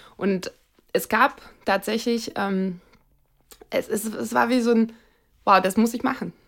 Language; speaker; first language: German; non-native, fluent; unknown